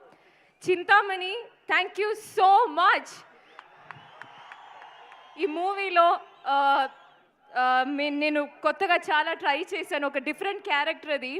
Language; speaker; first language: Telugu; non-native, fluent; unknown